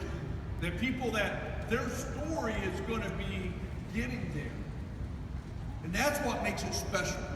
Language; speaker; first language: English; native; English